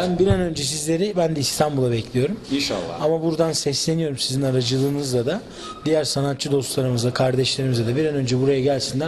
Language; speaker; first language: Turkish; native; Turkish